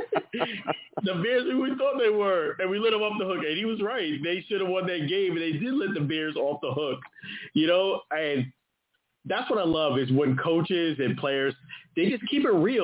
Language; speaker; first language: English; native; English